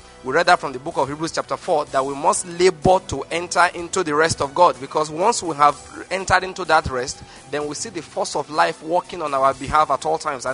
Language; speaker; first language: English; non-native, local second language; Igbo